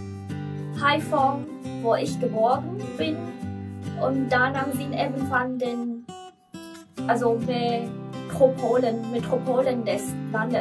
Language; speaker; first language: German; non-native, learner; Vietnamese